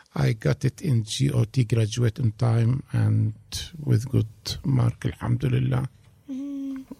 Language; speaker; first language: English; non-native, fluent; Arabic